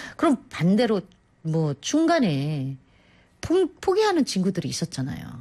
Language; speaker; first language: Korean; non-native, fluent; Turkish